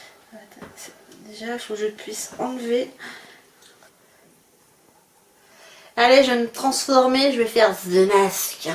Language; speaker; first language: French; native; French